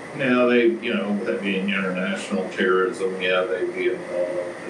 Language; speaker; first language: English; native; English